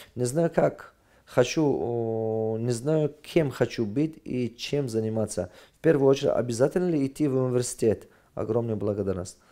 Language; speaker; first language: Russian; non-native, local second language; Tajik